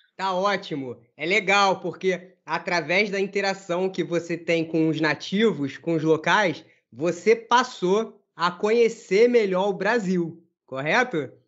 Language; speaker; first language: Portuguese; native; Portuguese